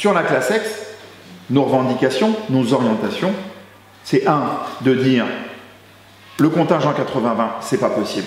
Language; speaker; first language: French; native; French